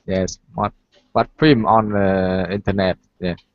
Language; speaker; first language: English; non-native, learner; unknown